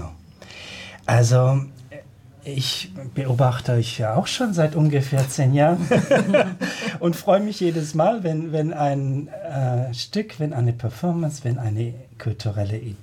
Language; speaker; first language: German; native; German